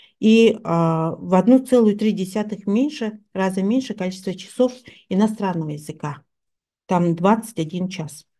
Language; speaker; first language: Russian; non-native, local second language; Tuvinian